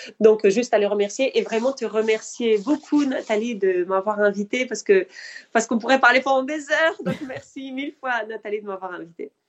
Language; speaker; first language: French; non-native, fluent; Spanish